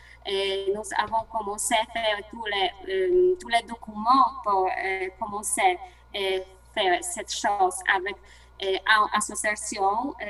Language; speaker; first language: French; non-native, learner; Polish